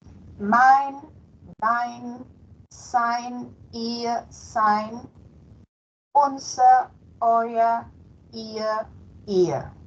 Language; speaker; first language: German; non-native, fluent; Spanish